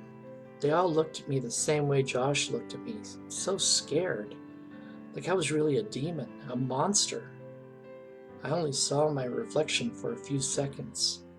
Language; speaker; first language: English; native; English